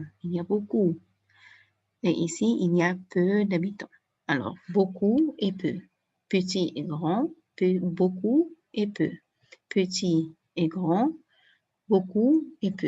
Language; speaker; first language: French; non-native, fluent; Arabic